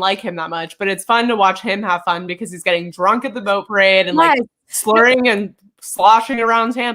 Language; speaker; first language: English; native; English